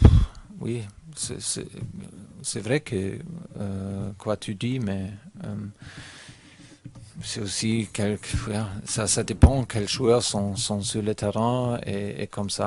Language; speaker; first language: French; non-native, learner; German